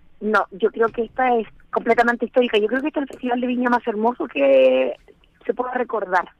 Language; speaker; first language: Spanish; native; Spanish